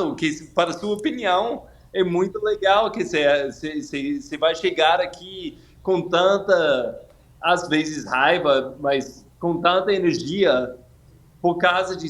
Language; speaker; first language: Portuguese; non-native, fluent; English